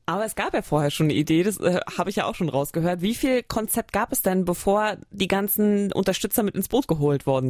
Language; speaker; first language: German; native; German